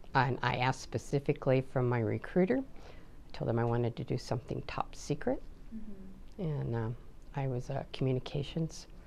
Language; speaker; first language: English; native; English